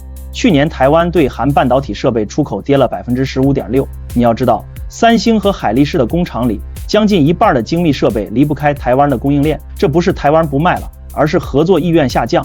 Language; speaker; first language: Chinese; native; Chinese